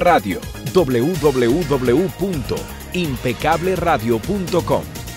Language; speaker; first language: Spanish; native; Spanish